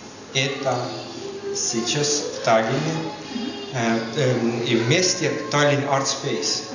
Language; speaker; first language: Russian; non-native, learner; Estonian